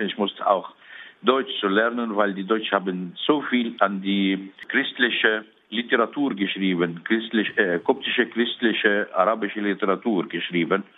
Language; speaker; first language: German; non-native, learner; Arabic